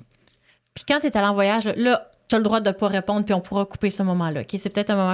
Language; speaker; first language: French; native; French